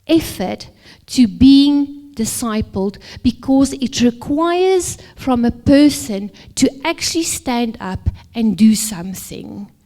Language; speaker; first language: English; non-native, local second language; Afrikaans